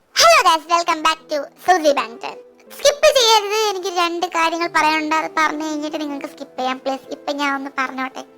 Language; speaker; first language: Malayalam; early bilingual, heritage; Malayalam